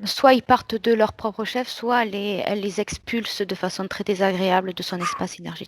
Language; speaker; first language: French; native; French